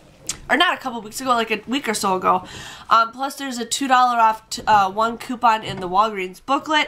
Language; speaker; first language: English; native; English